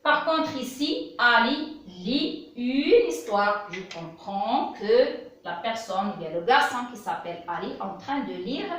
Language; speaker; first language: French; non-native, local second language; Arabic